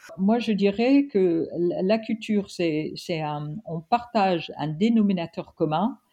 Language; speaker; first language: French; non-native, fluent; English